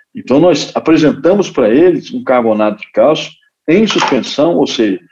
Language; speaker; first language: Portuguese; native; Portuguese